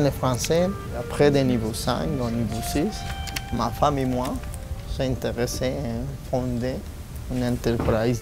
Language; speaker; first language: French; non-native, learner; Spanish